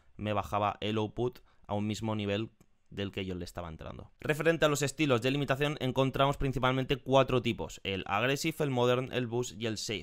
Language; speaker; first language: Spanish; native; Spanish